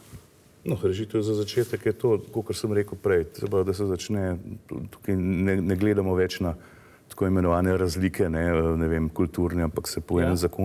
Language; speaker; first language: Slovenian; native; Slovenian